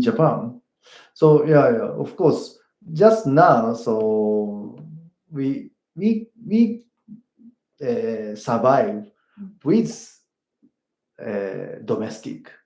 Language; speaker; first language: English; non-native, learner; Japanese